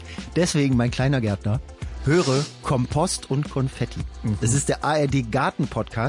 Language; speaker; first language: German; native; German